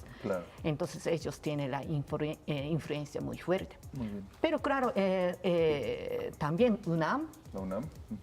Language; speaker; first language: Spanish; non-native, learner; Japanese